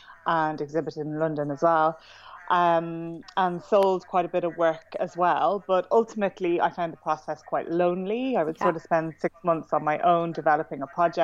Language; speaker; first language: English; native; English